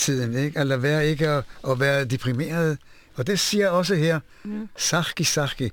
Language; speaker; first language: Danish; non-native, fluent; Hebrew